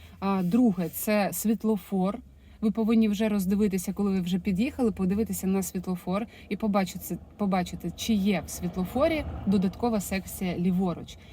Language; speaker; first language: Ukrainian; non-native, local second language; Russian